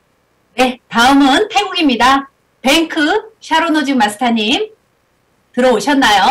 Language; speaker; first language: Korean; native; Korean